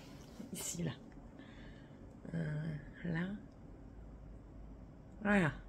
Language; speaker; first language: French; native; French